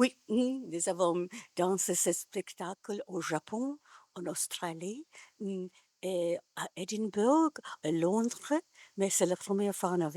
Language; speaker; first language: French; non-native, learner; Japanese